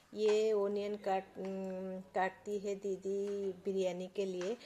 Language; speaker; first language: Hindi; non-native, local second language; Odia